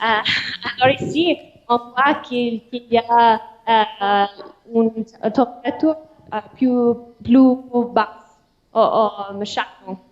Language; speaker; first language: French; non-native, learner; English